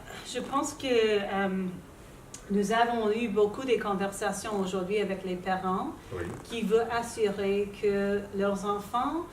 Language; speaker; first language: French; non-native, local second language; English